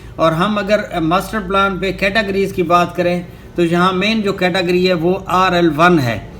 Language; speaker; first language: Urdu; non-native, local second language; Baluchi